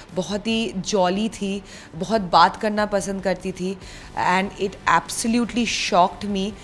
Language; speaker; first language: Hindi; non-native, local second language; Bangla